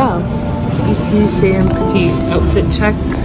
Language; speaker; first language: French; non-native, local second language; English